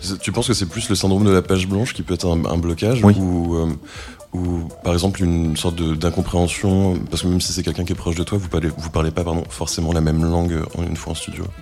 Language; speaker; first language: French; native; French